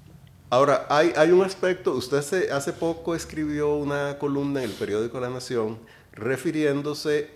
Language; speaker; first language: Spanish; native; Spanish